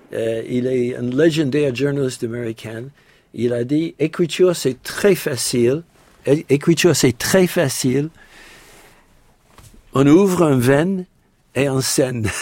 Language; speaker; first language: French; non-native, fluent; English